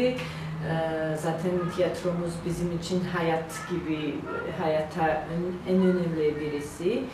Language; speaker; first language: Turkish; non-native, learner; Georgian